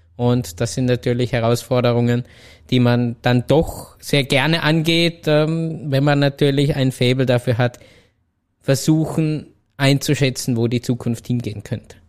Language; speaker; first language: German; native; German